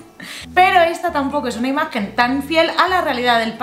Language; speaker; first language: Spanish; native; Spanish